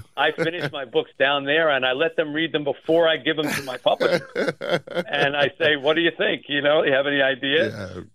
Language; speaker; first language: English; native; English